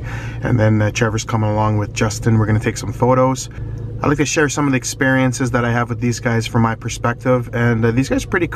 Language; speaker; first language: English; native; English